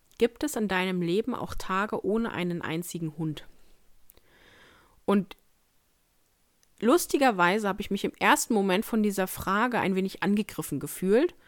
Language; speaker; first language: German; native; German